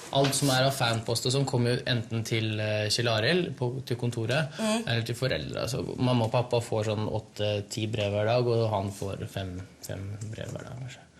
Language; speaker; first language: Norwegian; early bilingual, other home language; Russian